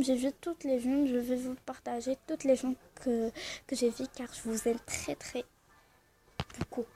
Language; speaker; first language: French; non-native, learner; Arabic